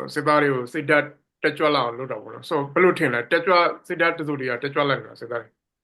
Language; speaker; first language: Burmese; native; Burmese